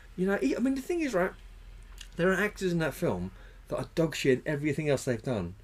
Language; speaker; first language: English; native; English